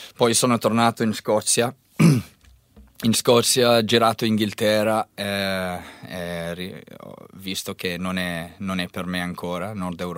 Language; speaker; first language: Italian; non-native, learner; English